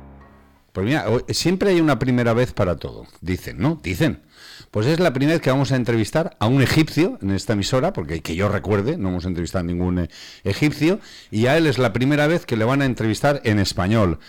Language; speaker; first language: Spanish; native; Spanish